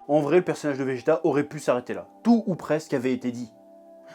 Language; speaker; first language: French; native; French